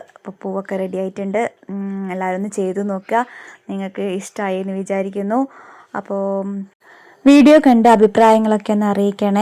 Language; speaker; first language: Malayalam; native; Malayalam